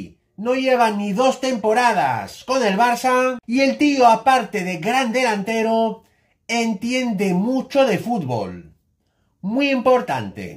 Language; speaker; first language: Spanish; native; Spanish